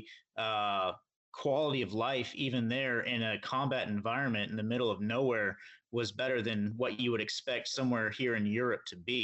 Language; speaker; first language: English; native; English